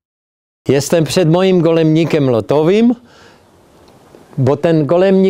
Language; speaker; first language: Polish; non-native, learner; Czech